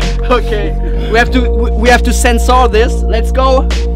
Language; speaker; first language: English; non-native, learner; German